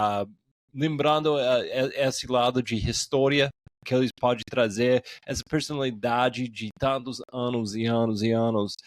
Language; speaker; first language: Portuguese; non-native, fluent; English